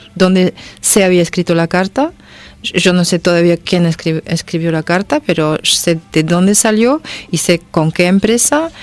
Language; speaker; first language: Spanish; non-native, fluent; French